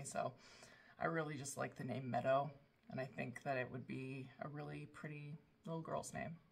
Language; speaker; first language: English; native; English